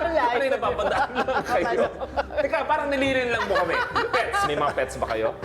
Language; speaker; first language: Filipino; native; Filipino